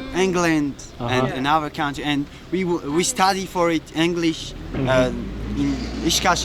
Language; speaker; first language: English; non-native, learner; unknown